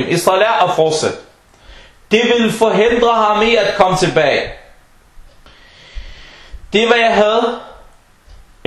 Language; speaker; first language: Danish; early bilingual, other home language; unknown